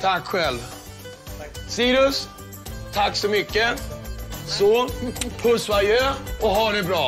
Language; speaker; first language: Swedish; native; Swedish